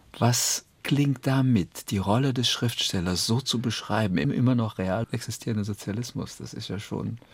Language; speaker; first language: German; native; German